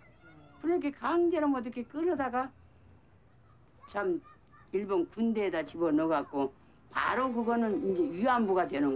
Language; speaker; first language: Korean; native; Korean